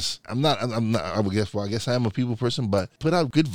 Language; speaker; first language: English; early bilingual, other home language; Spanish